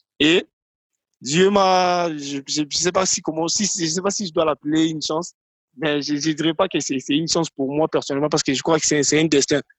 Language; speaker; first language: French; non-native, local second language; Lingala